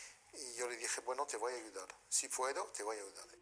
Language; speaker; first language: Spanish; non-native, fluent; French